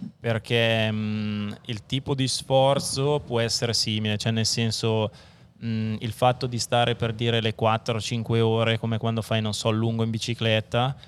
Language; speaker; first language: Italian; native; Italian